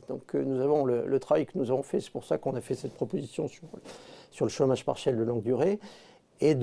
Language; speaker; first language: French; native; French